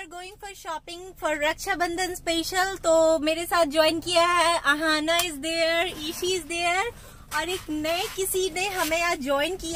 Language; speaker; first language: Hindi; native; Hindi